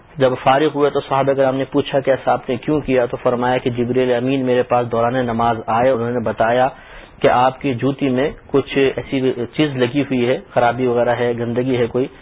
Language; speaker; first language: Urdu; native; Urdu